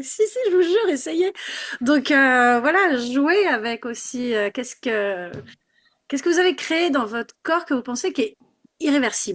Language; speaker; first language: French; native; French